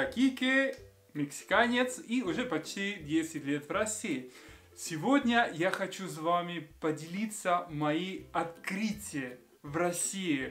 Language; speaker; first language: Russian; non-native, fluent; Spanish